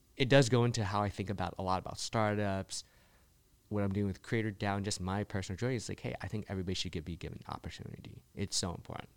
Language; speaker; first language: English; early bilingual, other home language; Chinese